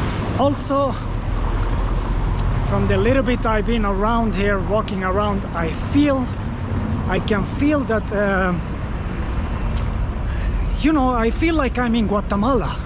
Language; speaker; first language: English; non-native, fluent; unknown